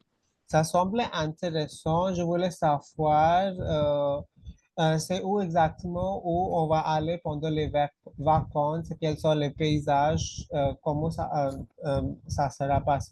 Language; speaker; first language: French; non-native, fluent; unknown